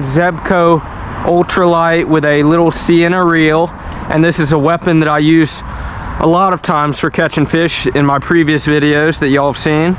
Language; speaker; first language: English; native; English